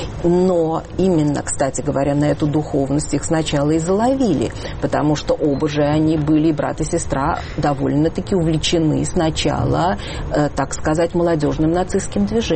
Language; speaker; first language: Russian; native; Russian